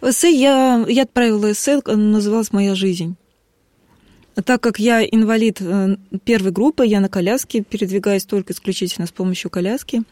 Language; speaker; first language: Russian; native; Russian